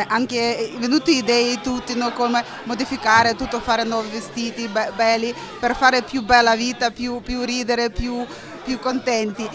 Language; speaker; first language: Italian; non-native, learner; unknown